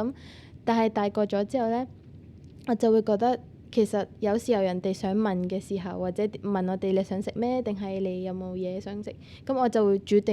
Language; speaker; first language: Cantonese; native; Cantonese